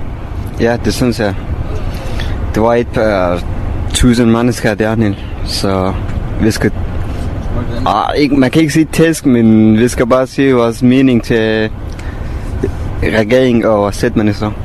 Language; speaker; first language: Danish; non-native, fluent; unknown